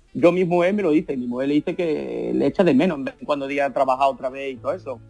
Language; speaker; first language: Spanish; early bilingual, heritage; Spanish